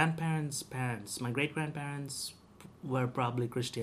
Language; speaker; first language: English; non-native, local second language; Tamil